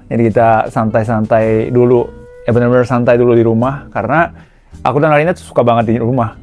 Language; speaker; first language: Indonesian; non-native, fluent; Japanese